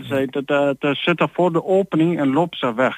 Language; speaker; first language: Dutch; non-native, learner; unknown